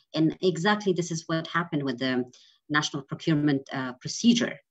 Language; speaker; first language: English; non-native, fluent; Persian